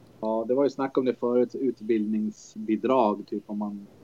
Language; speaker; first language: Swedish; native; Swedish